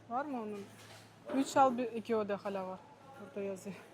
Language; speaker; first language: Turkish; non-native, fluent; Russian